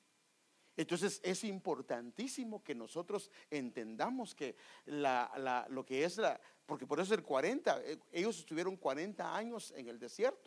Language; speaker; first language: Spanish; native; Spanish